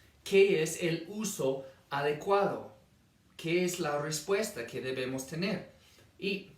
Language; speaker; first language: Spanish; non-native, fluent; English